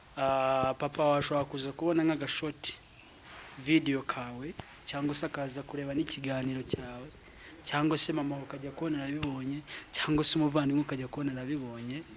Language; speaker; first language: Kinyarwanda; native; Kinyarwanda